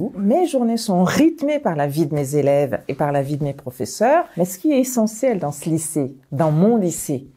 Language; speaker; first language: French; early bilingual, other home language; Bambara